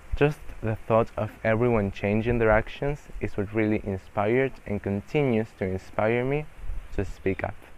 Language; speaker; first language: English; non-native, fluent; Spanish